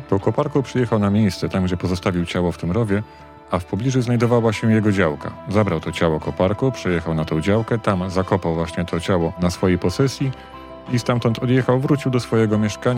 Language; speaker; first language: Polish; native; Polish